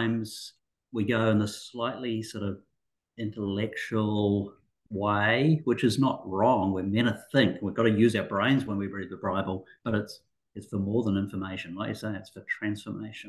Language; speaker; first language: English; native; English